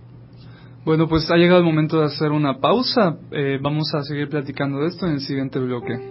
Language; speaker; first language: Spanish; native; Spanish